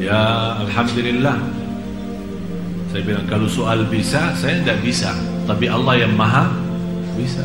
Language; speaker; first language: Indonesian; non-native, fluent; Arabic